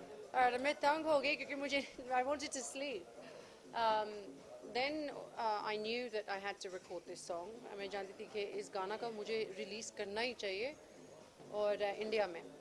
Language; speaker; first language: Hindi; early bilingual, heritage; English